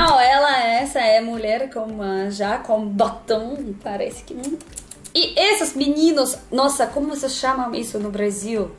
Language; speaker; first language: Portuguese; non-native, learner; Russian